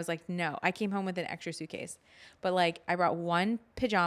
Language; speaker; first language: English; native; English